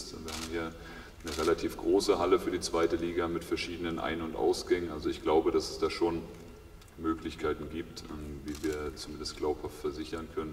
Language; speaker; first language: German; native; German